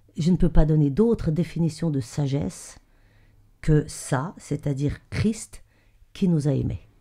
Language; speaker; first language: French; native; French